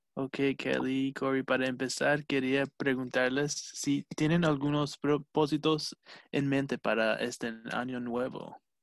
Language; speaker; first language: Spanish; early bilingual, heritage; English